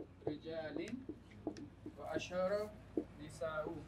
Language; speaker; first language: Arabic; non-native, learner; English